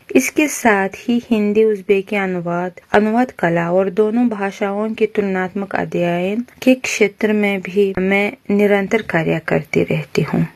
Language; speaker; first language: Hindi; non-native, fluent; Uzbek